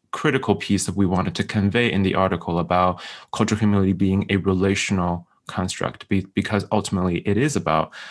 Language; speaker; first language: English; non-native, fluent; Chinese